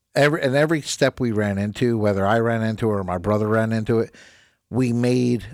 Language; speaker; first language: English; native; English